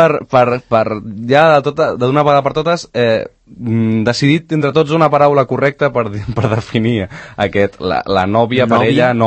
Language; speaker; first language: Catalan; native; Catalan